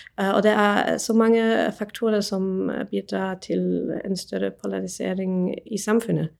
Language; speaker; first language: Norwegian; non-native, fluent; English